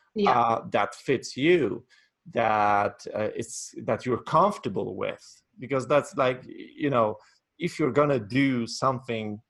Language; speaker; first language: English; non-native, fluent; Polish